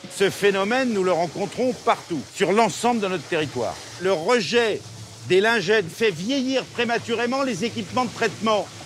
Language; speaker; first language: French; native; French